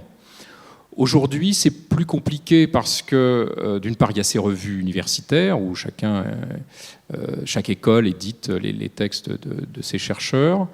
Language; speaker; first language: French; native; French